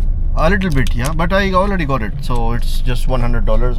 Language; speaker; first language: English; non-native, local second language; Urdu